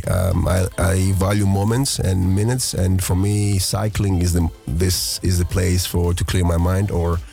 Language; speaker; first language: English; early bilingual, other home language; Greek